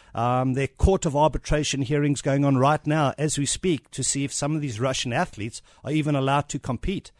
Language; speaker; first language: English; native; English